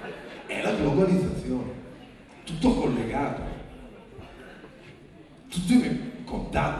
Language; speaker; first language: Italian; native; Italian